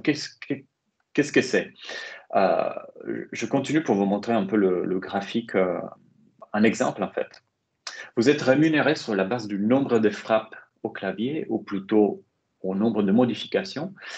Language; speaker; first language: French; non-native, fluent; Italian